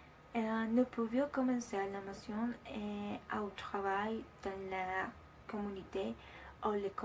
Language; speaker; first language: French; non-native, learner; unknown